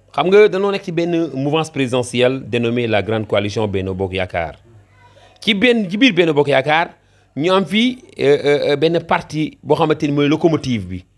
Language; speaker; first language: French; non-native, local second language; Wolof